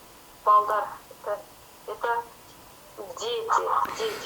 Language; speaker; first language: Russian; non-native, learner; Kyrgyz